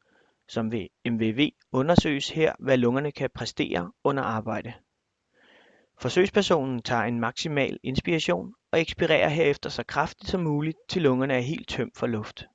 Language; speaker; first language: Danish; native; Danish